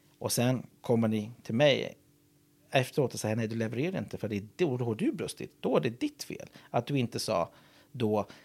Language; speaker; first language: Swedish; non-native, fluent; English